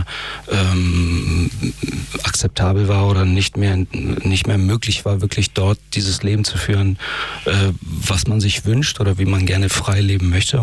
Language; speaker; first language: German; early bilingual, other home language; Persian